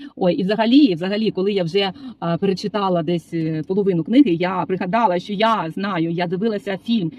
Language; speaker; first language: Ukrainian; non-native, local second language; Russian